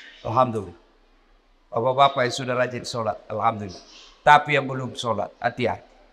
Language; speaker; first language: Indonesian; non-native, local second language; Buginese